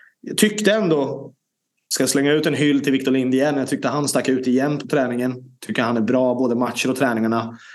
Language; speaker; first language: Swedish; native; Swedish